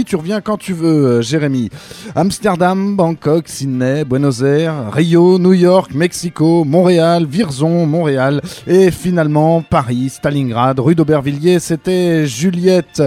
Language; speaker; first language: French; native; French